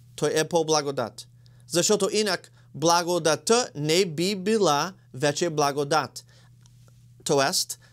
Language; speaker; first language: Bulgarian; non-native, learner; English